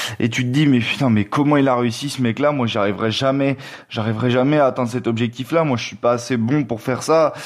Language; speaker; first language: French; native; French